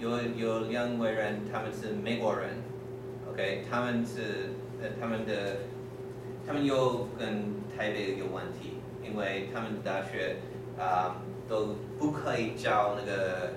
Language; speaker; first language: Chinese; non-native, learner; English